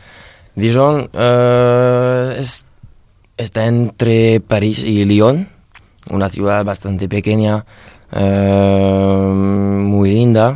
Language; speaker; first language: Spanish; non-native, learner; French